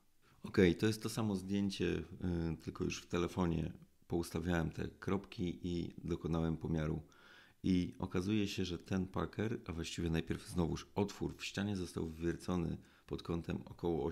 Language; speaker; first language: Polish; native; Polish